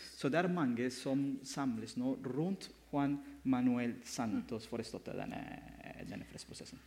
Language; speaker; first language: Norwegian; non-native, fluent; Spanish